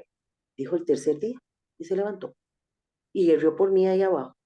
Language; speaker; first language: Spanish; native; Spanish